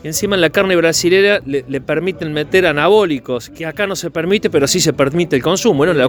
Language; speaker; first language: Spanish; native; Spanish